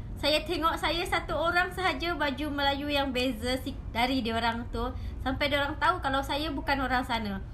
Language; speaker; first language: Malay; native; Malay